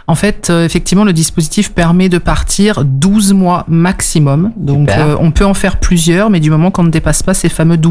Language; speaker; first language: French; native; French